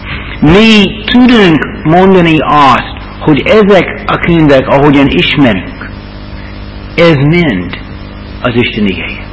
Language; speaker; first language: Hungarian; non-native, fluent; English